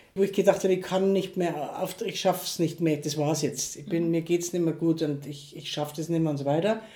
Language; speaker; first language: German; native; German